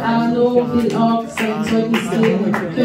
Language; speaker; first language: German; non-native, fluent; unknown